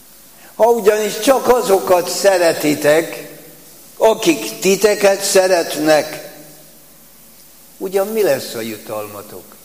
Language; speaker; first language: Hungarian; native; Hungarian